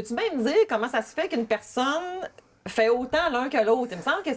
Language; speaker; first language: French; native; French